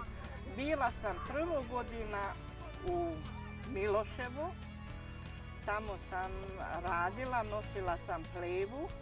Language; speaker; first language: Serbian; non-native, local second language; Hungarian